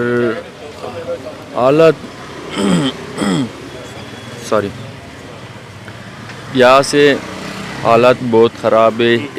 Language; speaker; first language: Hindi; non-native, learner; Persian